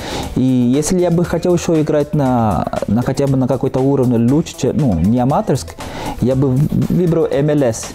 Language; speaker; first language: Russian; non-native, fluent; Portuguese